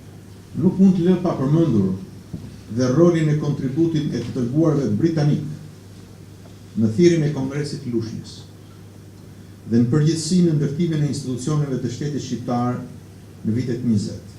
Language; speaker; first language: Albanian; native; Albanian